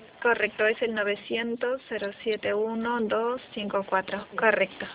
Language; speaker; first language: Spanish; native; Spanish